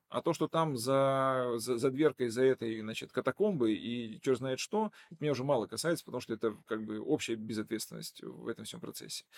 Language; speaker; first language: Russian; non-native, local second language; Udmurt